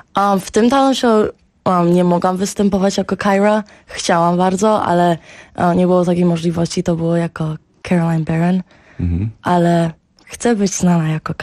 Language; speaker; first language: Polish; early bilingual, heritage; Polish